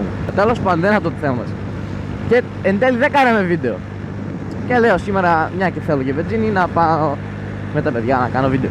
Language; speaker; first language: Greek; native; Greek